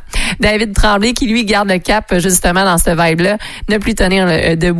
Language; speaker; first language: French; native; French